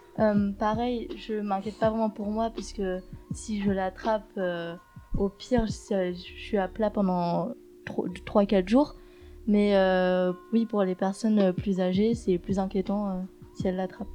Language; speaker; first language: French; native; French